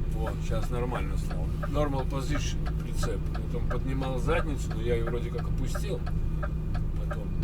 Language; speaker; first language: Russian; native; Russian